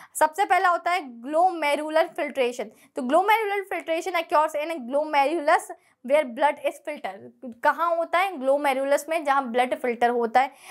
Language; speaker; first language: Hindi; native; Hindi